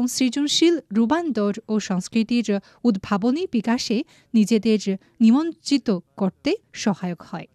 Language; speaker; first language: Bangla; non-native, fluent; Chinese